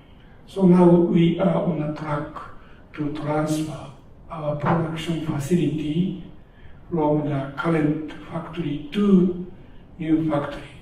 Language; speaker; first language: English; non-native, learner; Japanese